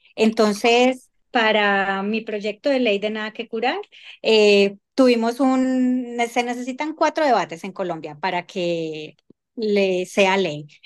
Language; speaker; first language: Spanish; native; Spanish